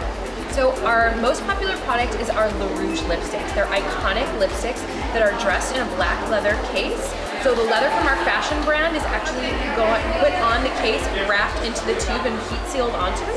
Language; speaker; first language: English; native; English